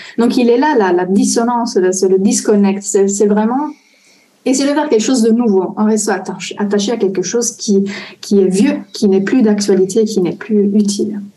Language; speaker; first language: French; non-native, fluent; Italian